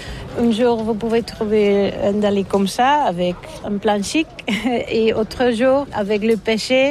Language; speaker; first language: French; non-native, learner; Catalan